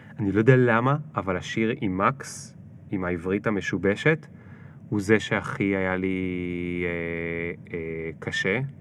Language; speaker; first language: Hebrew; native; Hebrew